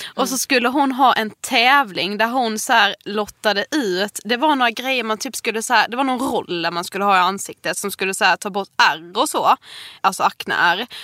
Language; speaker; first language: Swedish; native; Swedish